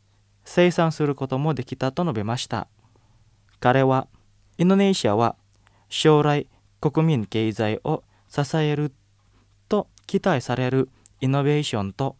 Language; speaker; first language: Japanese; non-native, fluent; Indonesian